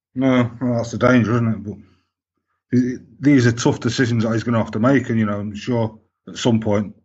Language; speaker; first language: English; native; English